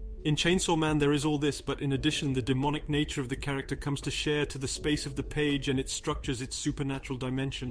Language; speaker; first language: English; non-native, fluent; French